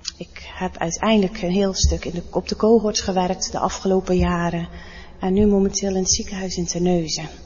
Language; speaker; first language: Dutch; native; Dutch